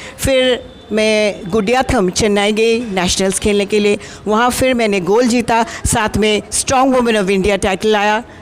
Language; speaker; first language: Hindi; non-native, local second language; Assamese